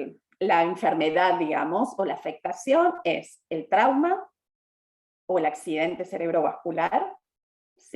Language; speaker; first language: Spanish; native; Spanish